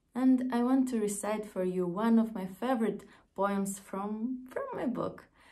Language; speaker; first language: English; non-native, learner; Romanian